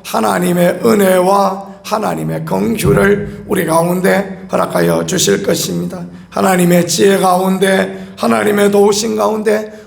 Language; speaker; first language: Korean; native; Korean